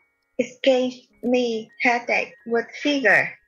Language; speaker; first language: English; non-native, learner; Vietnamese